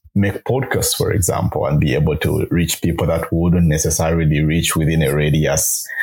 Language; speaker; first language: English; non-native, local second language; Bemba